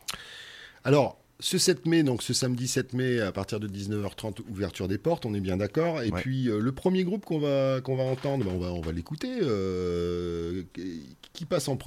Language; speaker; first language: French; native; French